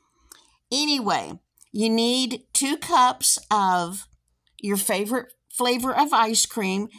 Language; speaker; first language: English; native; English